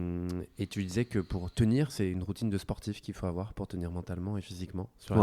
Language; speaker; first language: French; native; French